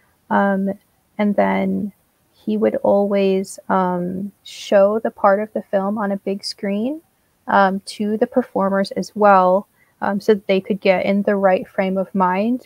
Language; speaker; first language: English; native; English